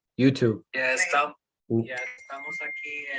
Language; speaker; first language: Spanish; non-native, fluent; English